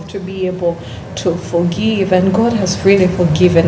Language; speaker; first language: English; non-native, local second language; Ganda